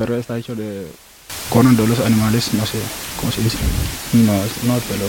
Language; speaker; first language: Spanish; non-native, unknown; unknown